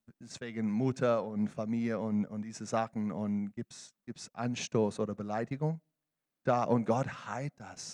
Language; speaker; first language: German; non-native, learner; English